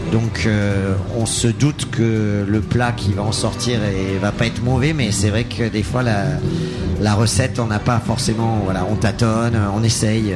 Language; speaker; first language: French; native; French